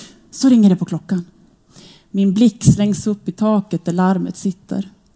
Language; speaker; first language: Swedish; native; Swedish